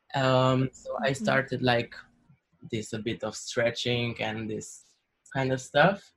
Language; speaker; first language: English; non-native, learner; Slovenian